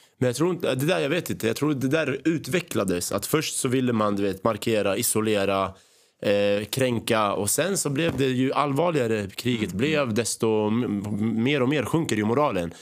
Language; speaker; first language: Swedish; early bilingual, other home language; Arabic